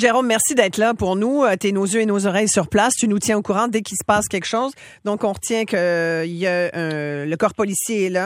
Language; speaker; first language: French; native; French